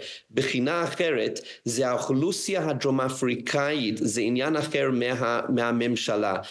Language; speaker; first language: Hebrew; non-native, fluent; English